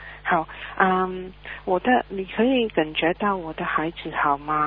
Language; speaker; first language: Chinese; early bilingual, heritage; Chinese